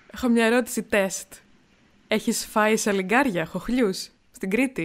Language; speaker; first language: Greek; native; Greek